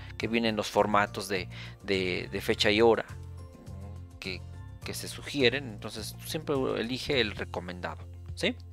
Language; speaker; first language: Spanish; native; Spanish